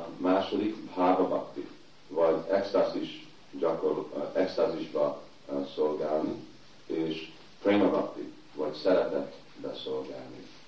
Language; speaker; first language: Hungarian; early bilingual, heritage; Hungarian